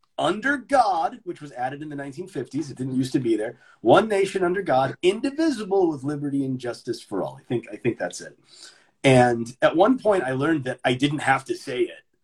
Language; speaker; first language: English; native; English